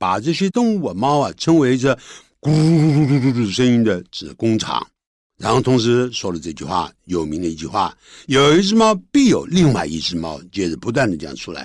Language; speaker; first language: Chinese; native; Chinese